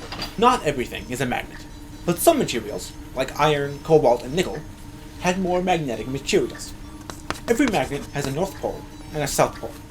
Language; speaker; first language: English; native; English